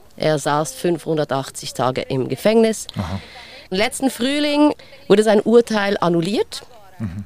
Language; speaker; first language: German; native; German